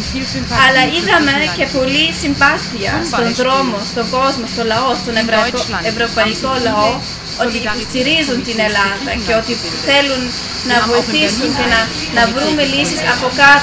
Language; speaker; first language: Greek; early bilingual, heritage; Greek